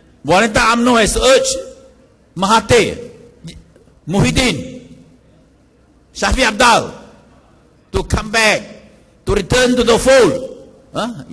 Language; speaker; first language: English; non-native, local second language; Chinese